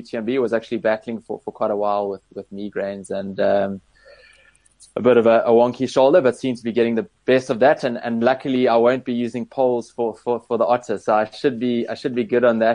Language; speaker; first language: English; native; English